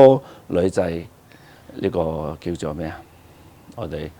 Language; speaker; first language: Cantonese; non-native, fluent; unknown